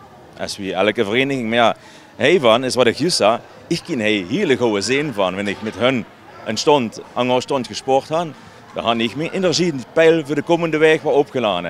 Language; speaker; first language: Dutch; native; Dutch